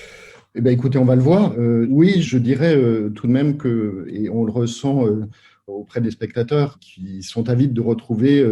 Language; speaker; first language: French; native; French